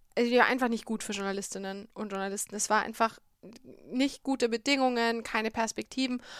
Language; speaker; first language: German; native; German